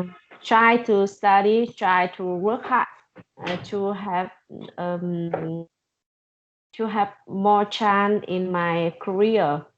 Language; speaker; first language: English; non-native, learner; Vietnamese